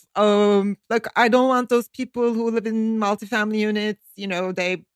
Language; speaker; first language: English; non-native, fluent; Turkish